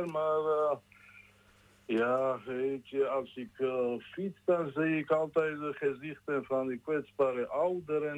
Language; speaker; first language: Dutch; non-native, learner; Georgian